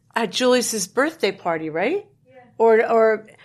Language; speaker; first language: English; native; English